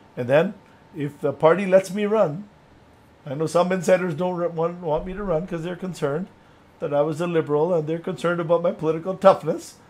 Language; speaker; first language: English; native; English